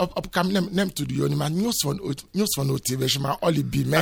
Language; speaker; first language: Hungarian; non-native, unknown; Yoruba